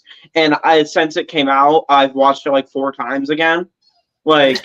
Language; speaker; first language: English; native; English